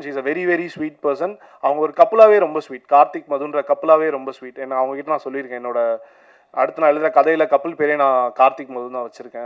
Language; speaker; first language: Tamil; native; Tamil